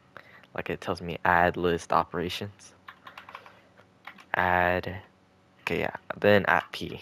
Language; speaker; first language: English; native; English